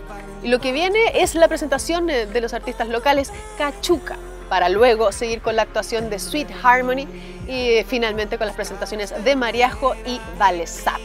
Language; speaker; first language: Spanish; native; Spanish